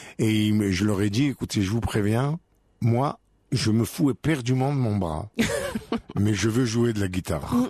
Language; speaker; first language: French; native; French